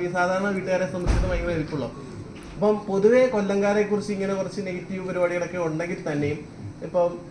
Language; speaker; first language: Malayalam; native; Malayalam